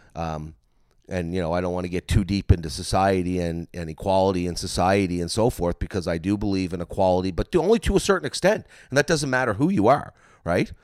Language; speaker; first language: English; native; English